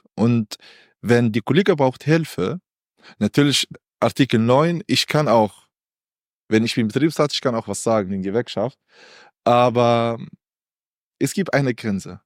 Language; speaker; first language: German; non-native, learner; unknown